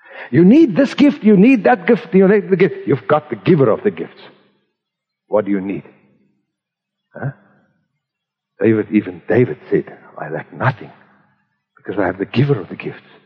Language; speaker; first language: English; non-native, local second language; Afrikaans